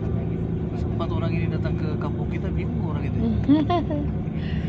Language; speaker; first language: Indonesian; native; Indonesian